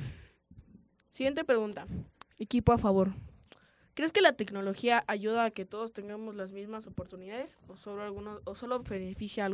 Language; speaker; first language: Spanish; native; Spanish